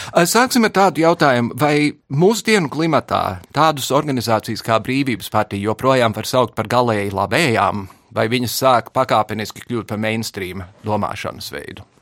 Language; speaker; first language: Latvian; early bilingual, heritage; Latvian